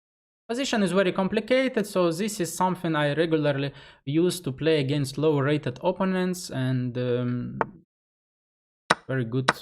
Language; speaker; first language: English; non-native, fluent; Russian